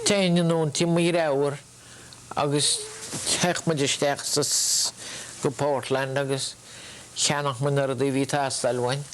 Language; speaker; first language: Irish; native; Irish